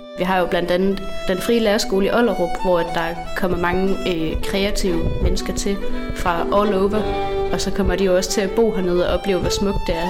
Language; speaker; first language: Danish; native; Danish